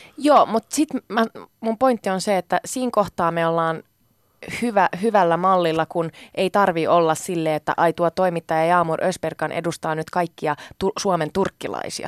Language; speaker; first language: Finnish; early bilingual, other home language; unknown